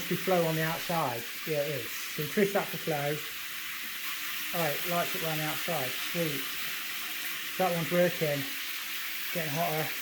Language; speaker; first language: English; native; English